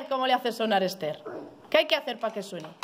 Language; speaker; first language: Spanish; native; Spanish